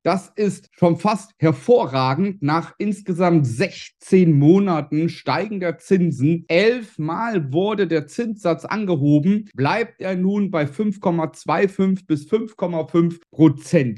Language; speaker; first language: German; native; German